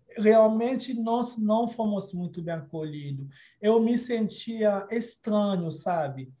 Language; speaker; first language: Portuguese; non-native, fluent; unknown